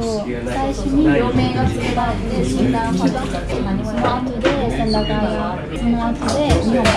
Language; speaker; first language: Japanese; non-native, learner; German